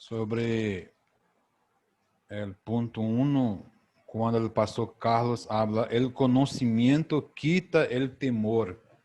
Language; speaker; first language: Spanish; non-native, fluent; Portuguese